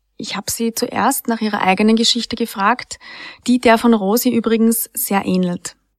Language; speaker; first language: German; native; German